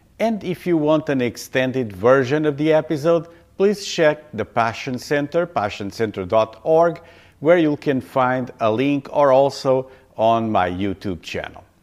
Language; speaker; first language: English; non-native, fluent; Portuguese